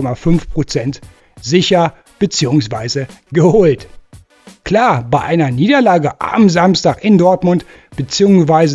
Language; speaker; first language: German; native; German